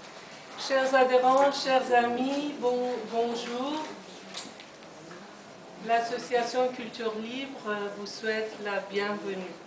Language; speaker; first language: French; non-native, fluent; Persian